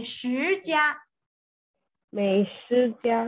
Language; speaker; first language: Chinese; non-native, learner; English